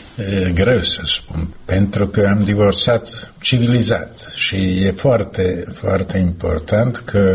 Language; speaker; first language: Romanian; non-native, learner; Slovak